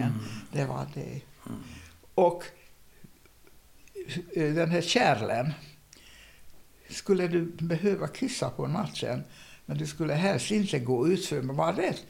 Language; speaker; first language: Swedish; non-native, fluent; Hungarian